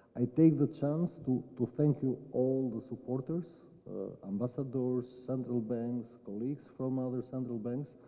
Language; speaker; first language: English; non-native, fluent; Albanian